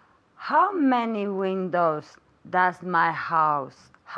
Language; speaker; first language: English; non-native, learner; Spanish